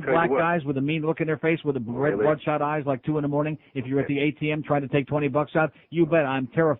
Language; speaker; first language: English; native; English